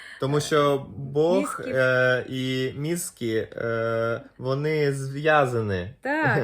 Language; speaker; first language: Ukrainian; non-native, local second language; Russian